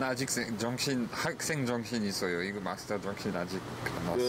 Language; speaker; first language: Korean; non-native, learner; French